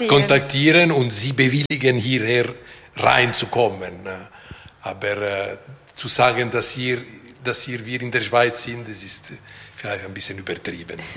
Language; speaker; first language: German; non-native, local second language; Italian